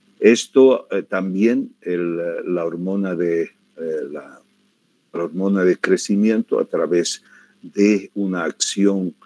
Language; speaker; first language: Spanish; native; Spanish